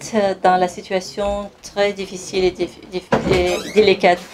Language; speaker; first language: French; non-native, fluent; Kazakh